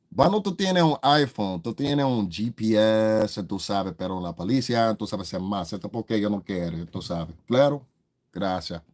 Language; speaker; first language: Spanish; non-native, learner; English